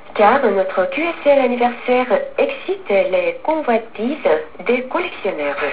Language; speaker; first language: French; non-native, fluent; Korean